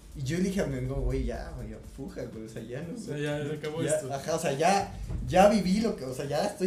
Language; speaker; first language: Spanish; native; Spanish